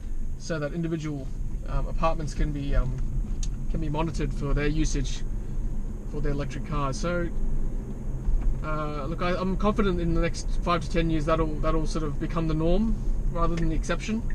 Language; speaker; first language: English; native; English